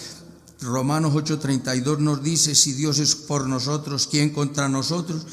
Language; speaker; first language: Spanish; native; Spanish